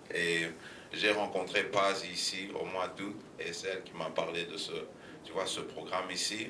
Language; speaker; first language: French; non-native, local second language; Lingala